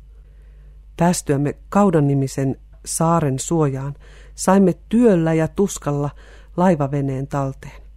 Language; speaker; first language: Finnish; native; Finnish